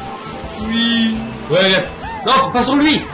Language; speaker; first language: French; native; French